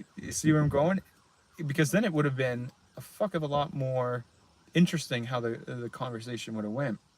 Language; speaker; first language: English; native; English